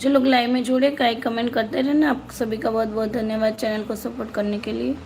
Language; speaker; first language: Hindi; non-native, local second language; Gujarati